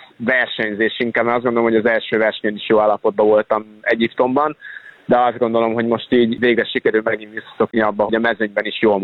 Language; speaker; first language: Hungarian; native; Hungarian